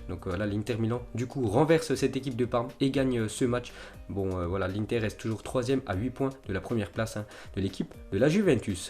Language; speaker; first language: French; native; French